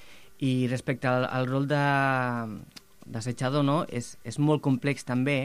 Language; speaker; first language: Catalan; native; Catalan